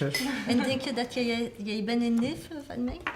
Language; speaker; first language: Dutch; non-native, local second language; French